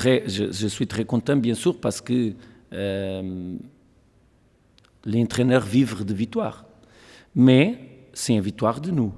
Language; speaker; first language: French; non-native, learner; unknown